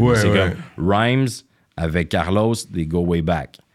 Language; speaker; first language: French; native; French